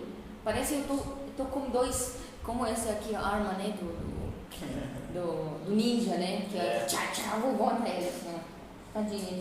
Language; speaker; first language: Portuguese; non-native, fluent; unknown